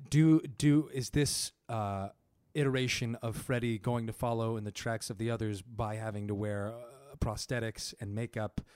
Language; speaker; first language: English; native; English